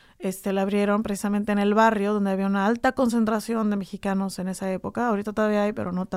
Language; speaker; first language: Spanish; native; Spanish